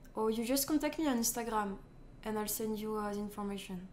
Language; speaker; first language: English; non-native, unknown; French